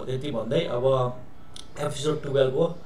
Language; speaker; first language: Nepali; native; Nepali